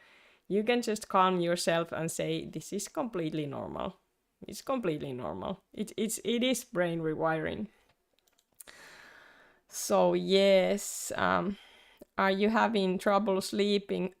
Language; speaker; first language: English; non-native, fluent; Finnish